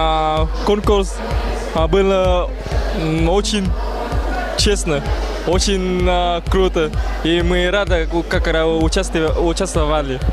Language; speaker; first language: Russian; non-native, learner; Vietnamese